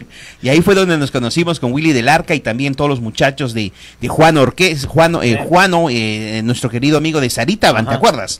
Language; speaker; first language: Spanish; native; Spanish